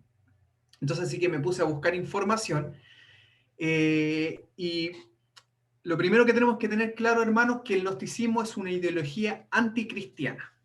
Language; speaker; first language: Spanish; native; Spanish